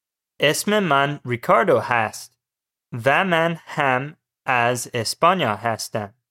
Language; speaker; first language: Persian; non-native, learner; English